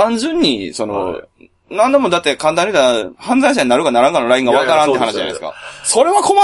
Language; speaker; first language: Japanese; native; Japanese